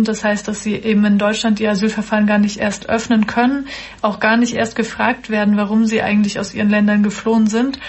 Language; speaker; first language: German; native; German